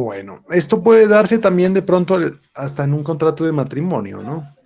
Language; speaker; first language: Spanish; native; Spanish